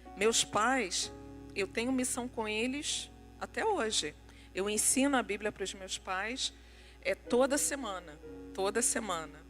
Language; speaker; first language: Portuguese; non-native, local second language; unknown